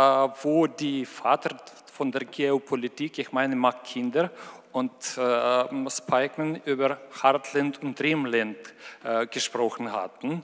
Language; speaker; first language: German; non-native, fluent; Ukrainian